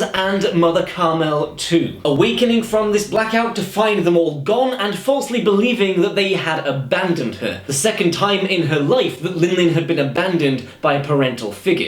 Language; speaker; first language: English; native; English